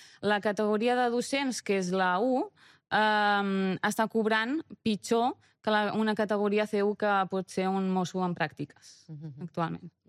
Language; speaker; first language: Catalan; early bilingual, other home language; Romanian